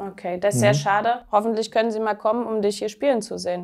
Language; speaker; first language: German; native; German